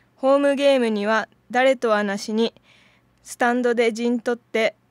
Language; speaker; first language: Japanese; native; Japanese